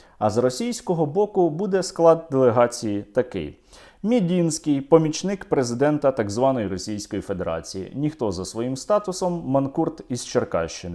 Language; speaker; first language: Ukrainian; native; Ukrainian